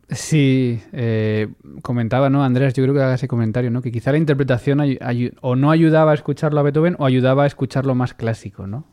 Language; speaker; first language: Spanish; native; Spanish